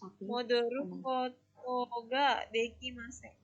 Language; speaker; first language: Japanese; non-native, learner; Indonesian